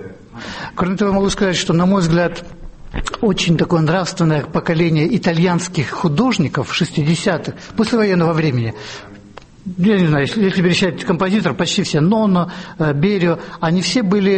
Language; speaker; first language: Russian; native; Russian